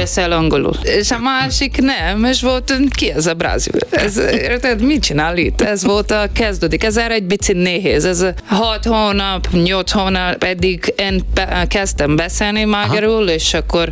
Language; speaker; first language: Hungarian; non-native, learner; Portuguese